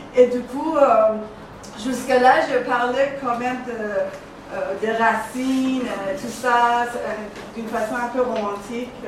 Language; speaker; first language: French; non-native, fluent; Persian